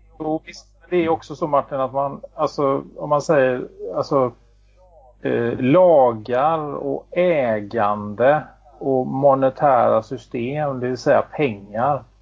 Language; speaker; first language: Swedish; native; Swedish